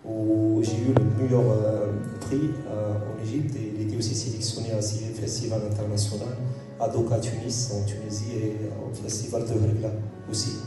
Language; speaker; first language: French; non-native, local second language; Arabic